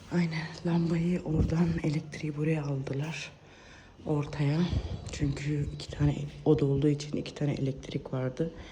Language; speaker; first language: Turkish; early bilingual, heritage; Turkish